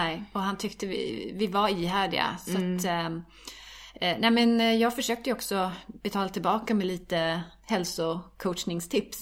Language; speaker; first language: Swedish; native; Swedish